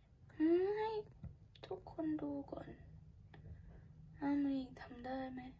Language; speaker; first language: Thai; early bilingual, heritage; Thai